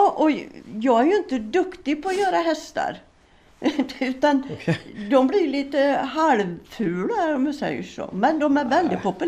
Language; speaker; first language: Swedish; native; Swedish